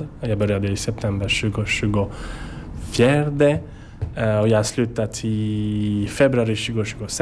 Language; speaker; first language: Swedish; non-native, learner; French